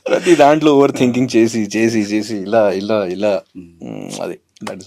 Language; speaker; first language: Telugu; non-native, fluent; Hindi